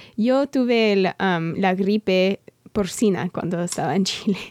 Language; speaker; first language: Spanish; non-native, fluent; English